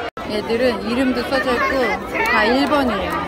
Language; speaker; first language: Korean; native; Korean